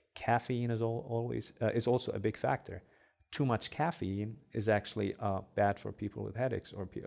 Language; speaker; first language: English; non-native, fluent; Arabic